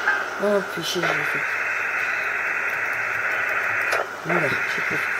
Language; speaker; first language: French; native; French